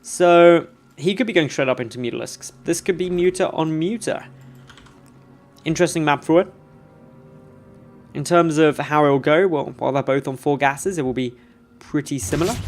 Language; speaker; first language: English; native; English